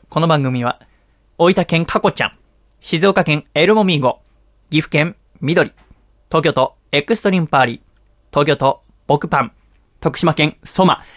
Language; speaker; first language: Japanese; native; Japanese